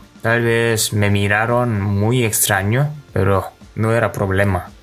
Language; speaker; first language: Spanish; non-native, learner; Korean